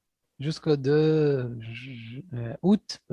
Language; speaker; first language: French; non-native, fluent; Portuguese